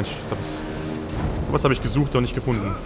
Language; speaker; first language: German; native; German